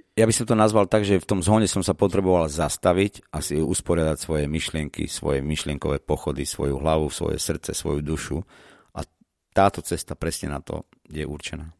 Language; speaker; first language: Slovak; native; Slovak